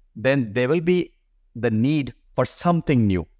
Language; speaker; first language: English; non-native, local second language; Hindi